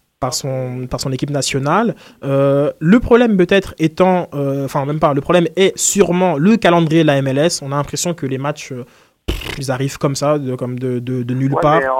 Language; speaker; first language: French; native; French